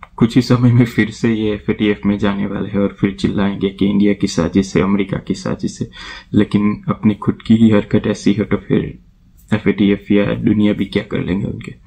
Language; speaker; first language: Hindi; native; Hindi